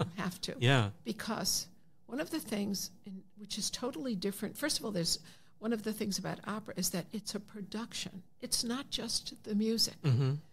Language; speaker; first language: English; native; English